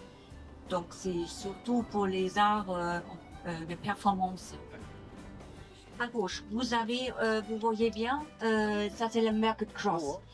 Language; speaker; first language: French; non-native, fluent; English